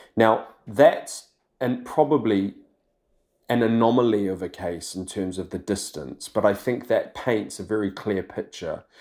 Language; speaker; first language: English; native; English